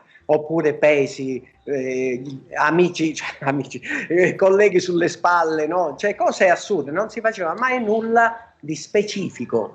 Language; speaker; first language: Italian; native; Italian